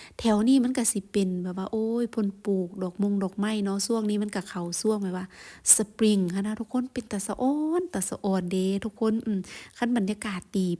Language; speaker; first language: Thai; non-native, local second language; Lao